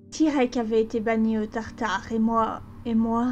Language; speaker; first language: French; native; French